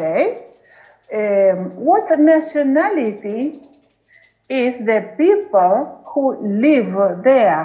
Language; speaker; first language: English; non-native, learner; Spanish